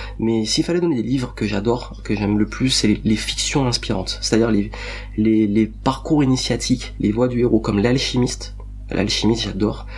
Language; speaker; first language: French; native; French